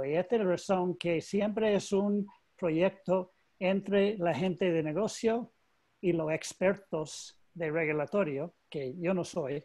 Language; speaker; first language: Spanish; non-native, learner; English